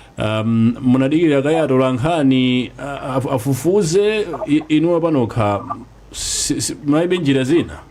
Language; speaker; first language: Nyanja; native; Nyanja